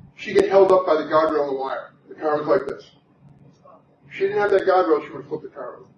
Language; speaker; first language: English; native; English